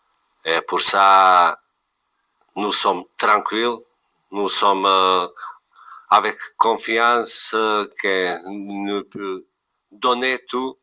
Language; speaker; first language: French; non-native, learner; Bosnian